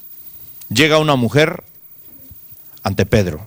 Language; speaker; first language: Spanish; native; Spanish